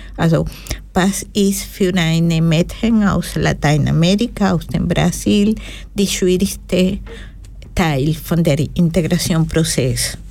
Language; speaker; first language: German; non-native, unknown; Spanish